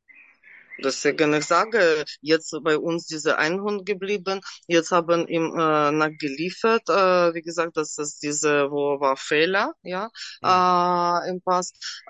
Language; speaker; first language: German; non-native, learner; Russian